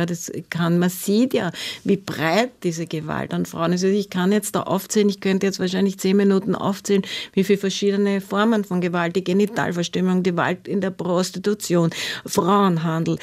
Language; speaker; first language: German; native; German